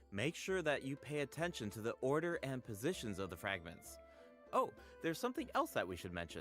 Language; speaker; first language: English; native; English